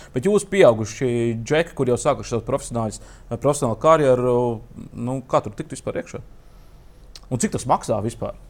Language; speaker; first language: Latvian; native; Latvian